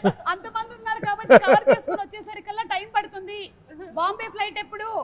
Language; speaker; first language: Telugu; native; Telugu